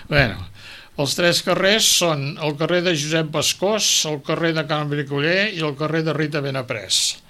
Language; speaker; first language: Catalan; native; Catalan